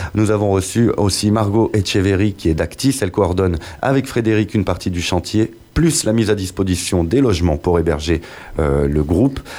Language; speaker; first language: French; native; French